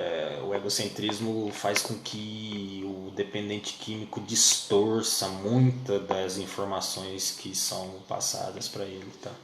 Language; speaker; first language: Portuguese; native; Portuguese